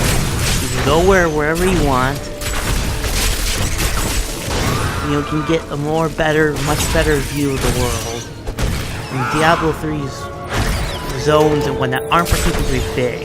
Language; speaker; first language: English; native; English